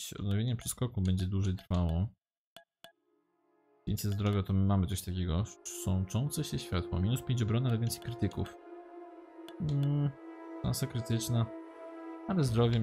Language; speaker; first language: Polish; native; Polish